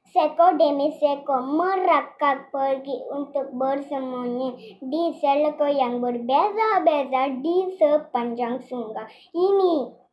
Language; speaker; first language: Malay; non-native, local second language; Tamil